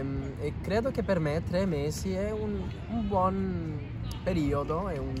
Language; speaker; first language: Italian; non-native, fluent; French